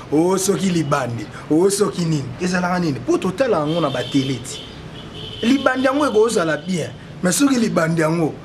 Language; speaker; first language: Lingala; native; Lingala